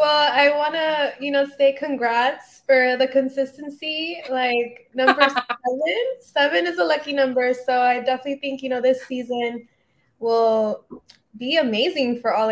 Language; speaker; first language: English; native; English